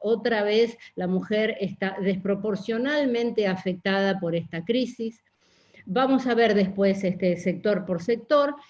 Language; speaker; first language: Spanish; native; Spanish